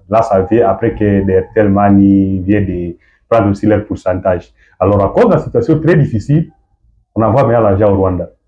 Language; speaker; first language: French; non-native, local second language; Swahili